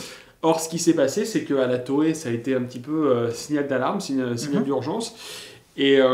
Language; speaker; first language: French; native; French